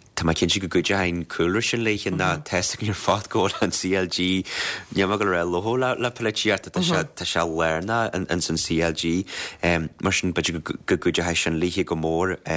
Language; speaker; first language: Irish; native; Irish